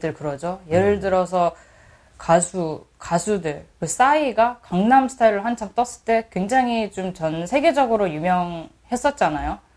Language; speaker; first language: Korean; early bilingual, heritage; Korean